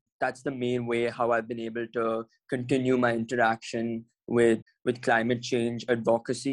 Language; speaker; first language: English; non-native, local second language; Hindi